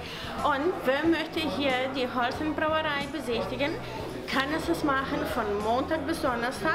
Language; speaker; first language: German; non-native, learner; Portuguese